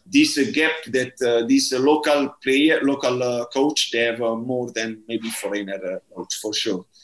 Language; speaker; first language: English; non-native, learner; Italian